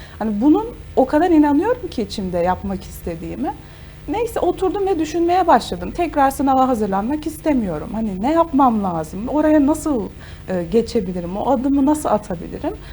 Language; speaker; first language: Turkish; native; Turkish